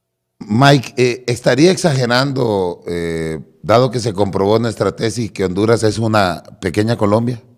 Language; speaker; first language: Spanish; native; Spanish